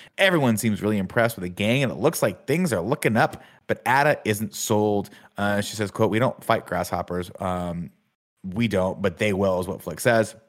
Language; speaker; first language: English; native; English